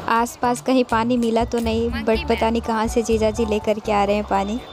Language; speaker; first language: Hindi; native; Hindi